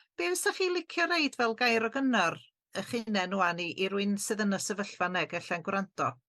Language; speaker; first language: Welsh; native; Welsh